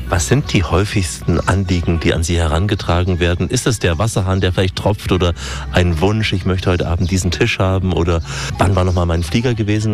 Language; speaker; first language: German; native; German